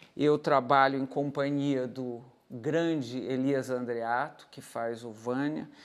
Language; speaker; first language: Portuguese; native; Portuguese